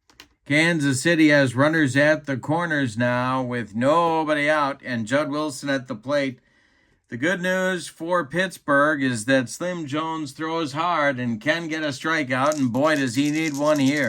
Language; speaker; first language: English; native; English